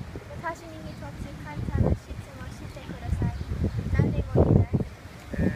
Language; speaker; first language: Japanese; non-native, learner; English